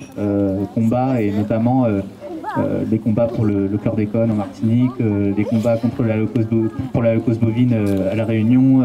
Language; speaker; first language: French; native; French